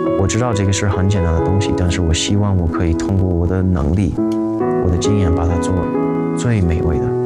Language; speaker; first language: Chinese; non-native, fluent; English